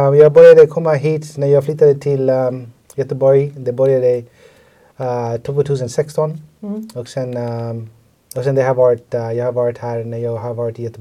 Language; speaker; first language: Swedish; non-native, fluent; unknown